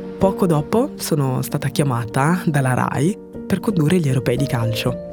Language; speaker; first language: Italian; early bilingual, other home language; French